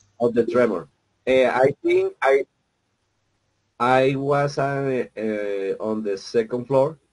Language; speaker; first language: English; non-native, learner; Spanish